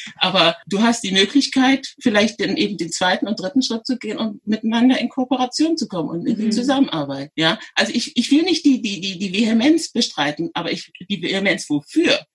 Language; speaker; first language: German; native; German